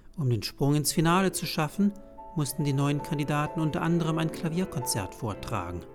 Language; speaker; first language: German; native; German